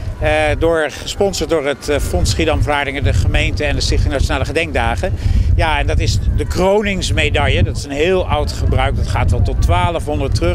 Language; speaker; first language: Dutch; native; Dutch